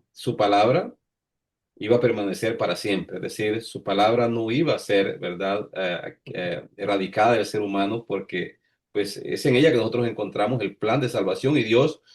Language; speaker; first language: Spanish; native; Spanish